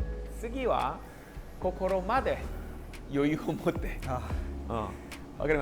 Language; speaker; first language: Japanese; non-native, learner; Korean